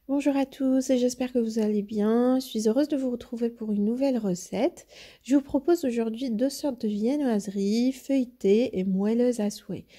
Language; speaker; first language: French; non-native, local second language; Arabic